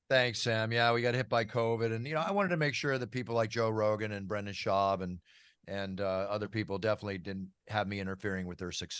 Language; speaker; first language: English; native; English